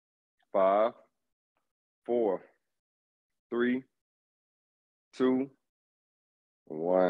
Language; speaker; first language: English; native; English